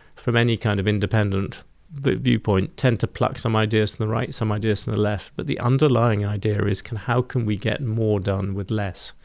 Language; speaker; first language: English; native; English